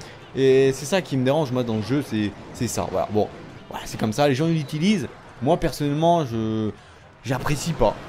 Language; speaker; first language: French; native; French